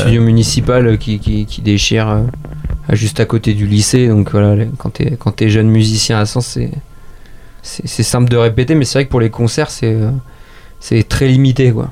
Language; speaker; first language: French; native; French